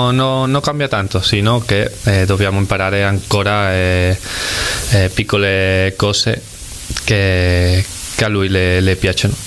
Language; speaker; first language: Italian; non-native, learner; Spanish